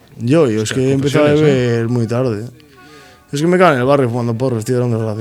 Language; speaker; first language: Spanish; native; Spanish